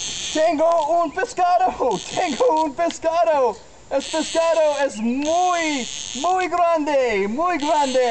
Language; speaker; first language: Spanish; non-native, learner; English